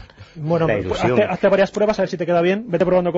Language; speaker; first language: Spanish; native; Spanish